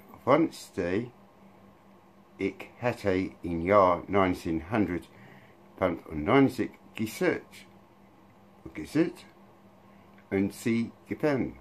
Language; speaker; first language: German; non-native, learner; English